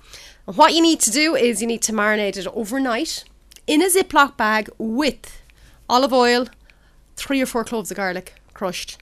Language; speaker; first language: English; native; English